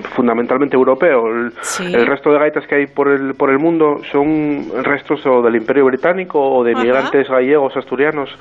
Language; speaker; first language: Spanish; non-native, local second language; Asturian